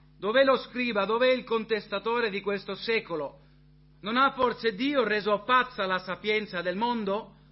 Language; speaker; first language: Italian; non-native, fluent; English